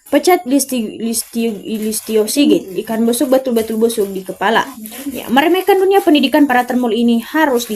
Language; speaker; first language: Indonesian; native; Indonesian